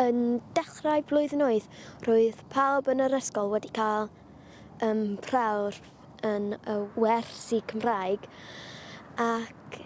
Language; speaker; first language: Welsh; non-native, learner; English